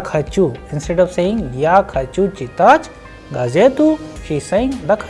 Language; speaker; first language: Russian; non-native, fluent; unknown